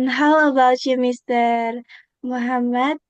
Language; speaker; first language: English; non-native, learner; Indonesian